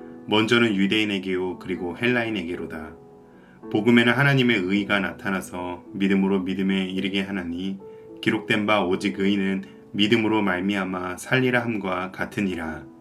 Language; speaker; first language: Korean; native; Korean